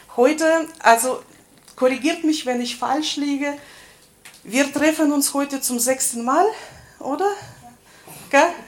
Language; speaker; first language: German; non-native, fluent; Russian